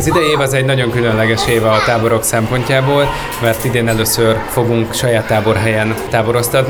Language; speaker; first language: Hungarian; native; Hungarian